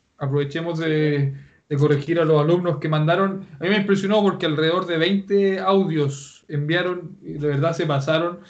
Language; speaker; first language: Spanish; native; Spanish